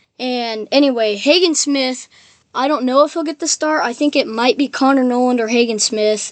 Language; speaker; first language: English; native; English